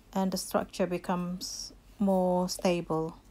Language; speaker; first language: English; non-native, fluent; Indonesian